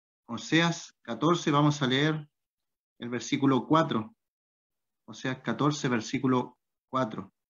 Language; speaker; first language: Spanish; native; Spanish